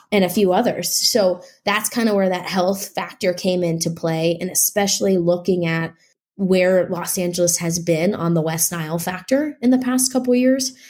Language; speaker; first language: English; native; English